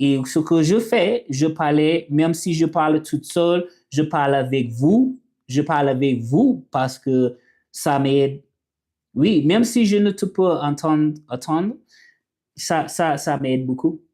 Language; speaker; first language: French; non-native, learner; English